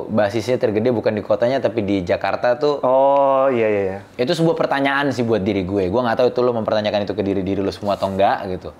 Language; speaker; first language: Indonesian; native; Indonesian